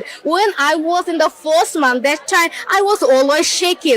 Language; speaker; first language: English; non-native, learner; Bangla